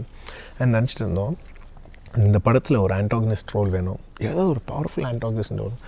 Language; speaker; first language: Tamil; non-native, local second language; Telugu